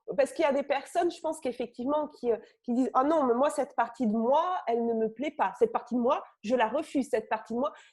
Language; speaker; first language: French; native; French